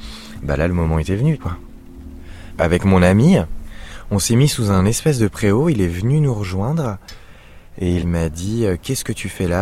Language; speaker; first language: French; native; French